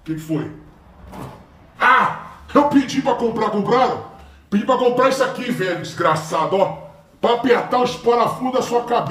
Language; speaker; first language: Portuguese; native; Portuguese